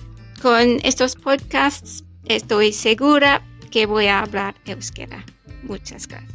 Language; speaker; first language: Spanish; non-native, fluent; English